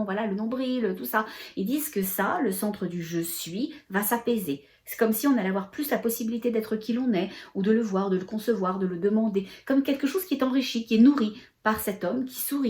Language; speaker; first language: French; native; French